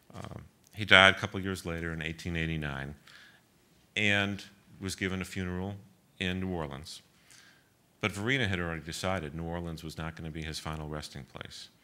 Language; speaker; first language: English; native; English